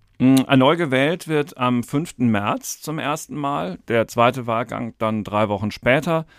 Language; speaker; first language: German; native; German